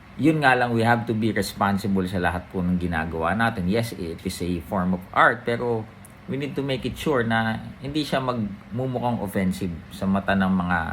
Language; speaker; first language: Filipino; native; Filipino